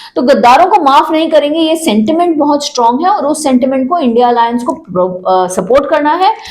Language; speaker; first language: Hindi; non-native, local second language; Marathi